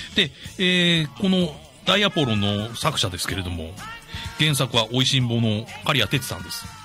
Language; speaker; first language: Japanese; native; Japanese